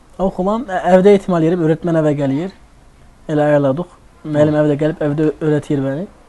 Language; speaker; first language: Turkish; early bilingual, heritage; Turkish